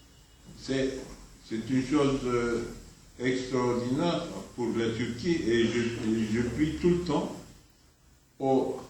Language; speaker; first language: French; non-native, fluent; Turkish